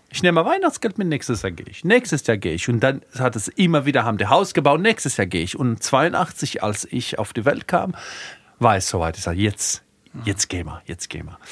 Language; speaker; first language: German; early bilingual, other home language; Croatian